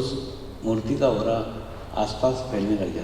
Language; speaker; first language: Hindi; native; Hindi